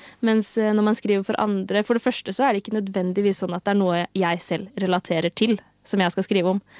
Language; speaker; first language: Norwegian; native; Norwegian